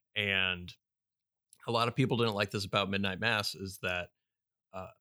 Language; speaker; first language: English; native; English